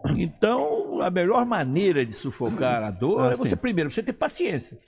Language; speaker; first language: Portuguese; native; Portuguese